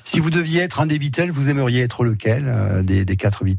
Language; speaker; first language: French; native; French